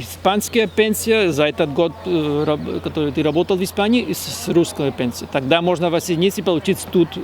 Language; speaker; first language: Russian; non-native, fluent; Spanish